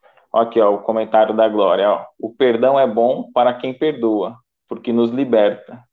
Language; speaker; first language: Portuguese; native; Portuguese